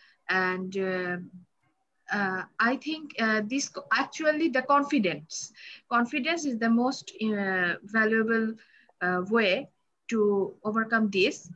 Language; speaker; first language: English; non-native, learner; Bangla